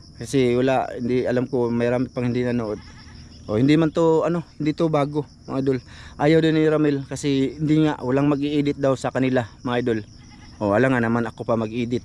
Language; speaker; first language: Filipino; non-native, local second language; Cebuano